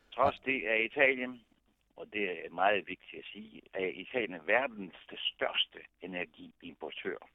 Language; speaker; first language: Danish; non-native, fluent; Italian